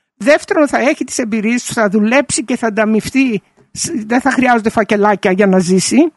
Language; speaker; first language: Greek; early bilingual, heritage; Greek